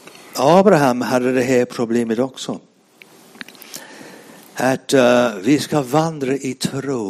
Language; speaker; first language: Swedish; non-native, fluent; English